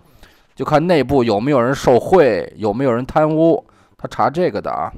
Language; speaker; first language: Chinese; native; Chinese